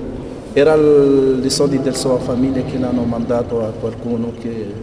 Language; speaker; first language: Italian; non-native, learner; Arabic